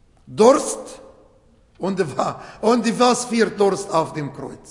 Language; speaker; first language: German; non-native, fluent; Arabic